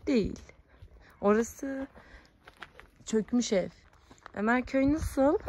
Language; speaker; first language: Turkish; native; Turkish